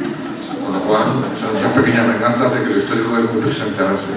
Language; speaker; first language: Spanish; native; Spanish